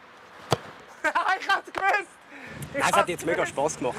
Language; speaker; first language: German; native; German